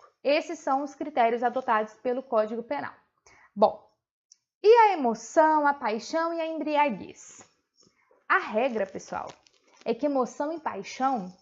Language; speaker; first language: Portuguese; native; Portuguese